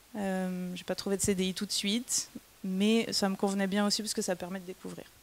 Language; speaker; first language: French; native; French